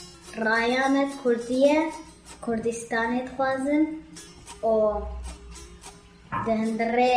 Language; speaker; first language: German; early bilingual, other home language; Kurdish